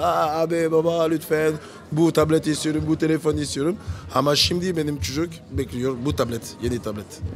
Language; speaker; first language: Turkish; non-native, learner; French